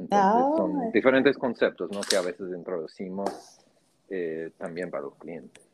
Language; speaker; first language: Spanish; non-native, fluent; English